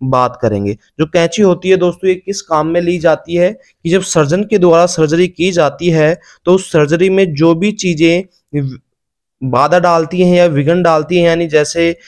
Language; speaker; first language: Hindi; native; Hindi